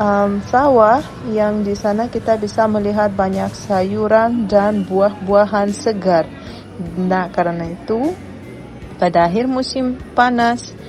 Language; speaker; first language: Indonesian; non-native, fluent; Russian